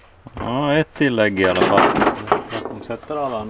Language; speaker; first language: Swedish; native; Swedish